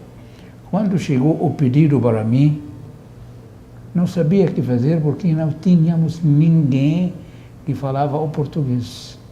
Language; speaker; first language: Portuguese; non-native, fluent; Arabic